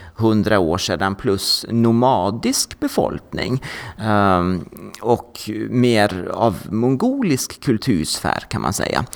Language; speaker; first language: Swedish; non-native, fluent; Norwegian